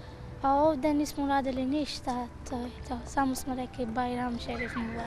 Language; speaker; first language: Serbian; non-native, learner; Persian